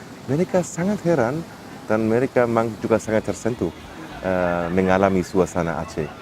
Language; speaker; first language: Indonesian; non-native, fluent; German